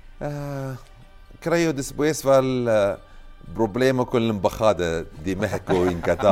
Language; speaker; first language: Spanish; non-native, learner; Arabic